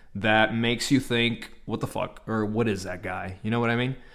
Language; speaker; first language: English; native; English